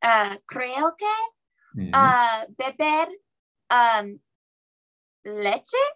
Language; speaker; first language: Spanish; non-native, learner; English